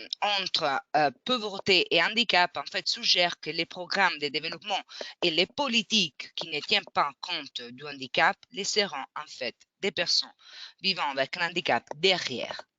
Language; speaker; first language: French; non-native, fluent; Italian